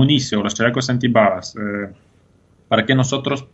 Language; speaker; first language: Spanish; non-native, fluent; Ukrainian